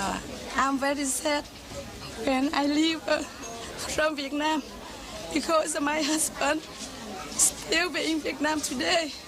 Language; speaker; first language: English; non-native, learner; Vietnamese